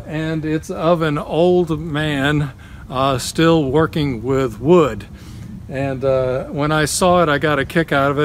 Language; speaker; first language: English; native; English